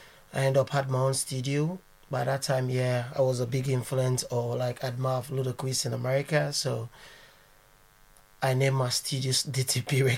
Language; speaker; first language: English; non-native, local second language; Krio